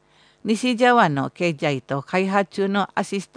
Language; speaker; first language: Japanese; non-native, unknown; Indonesian